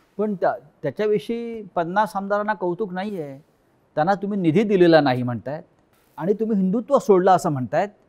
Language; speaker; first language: Marathi; native; Marathi